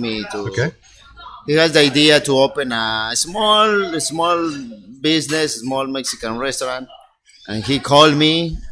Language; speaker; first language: English; non-native, fluent; Spanish